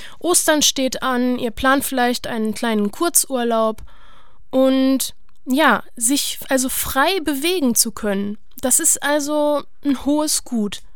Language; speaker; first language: German; native; German